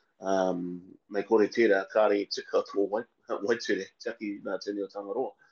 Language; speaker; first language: Māori; non-native, local second language; English